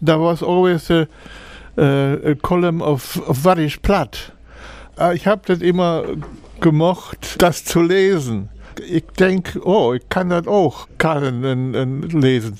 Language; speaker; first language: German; non-native, fluent; English